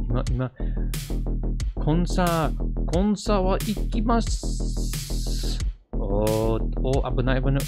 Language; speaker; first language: Japanese; non-native, learner; English